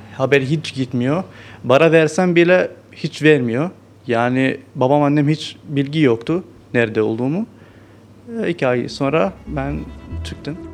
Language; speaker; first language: Turkish; non-native, learner; Arabic